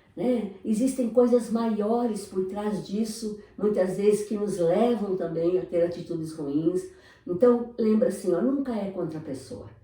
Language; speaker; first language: Portuguese; native; Portuguese